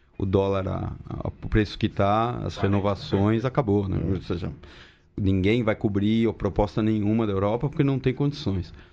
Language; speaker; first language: Portuguese; early bilingual, other home language; Spanish